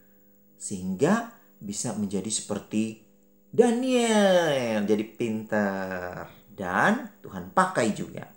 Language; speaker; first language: Malay; native; Malay